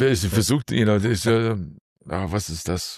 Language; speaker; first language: German; non-native, learner; English